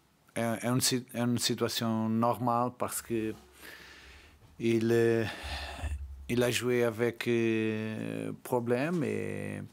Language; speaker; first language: French; non-native, learner; Portuguese